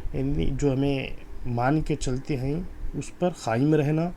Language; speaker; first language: Urdu; non-native, local second language; Kannada